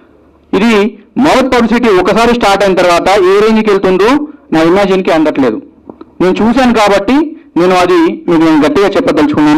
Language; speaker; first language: Telugu; native; Telugu